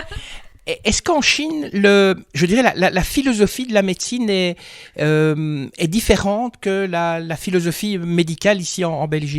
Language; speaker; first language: French; native; French